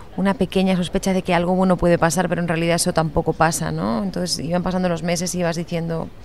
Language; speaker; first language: Spanish; native; Spanish